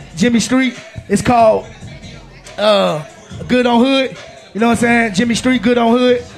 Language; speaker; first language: English; native; English